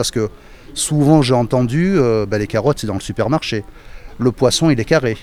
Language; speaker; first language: French; native; French